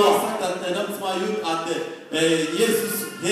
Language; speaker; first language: Swedish; non-native, fluent; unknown